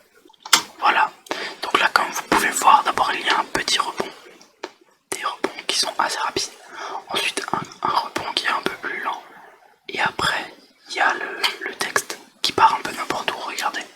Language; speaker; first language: French; native; French